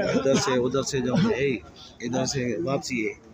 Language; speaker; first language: Hindi; non-native, local second language; Punjabi